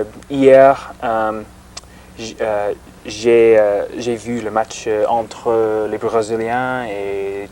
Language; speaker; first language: French; non-native, learner; English